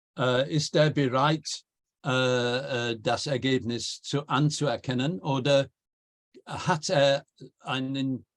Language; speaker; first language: German; non-native, fluent; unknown